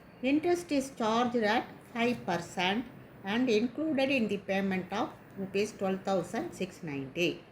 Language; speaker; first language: English; non-native, local second language; Tamil